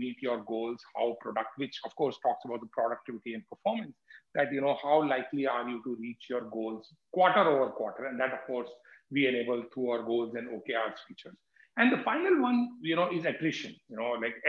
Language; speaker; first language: English; non-native, local second language; Hindi